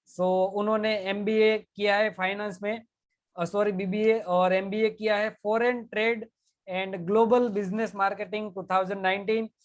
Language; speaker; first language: Hindi; non-native, local second language; Gujarati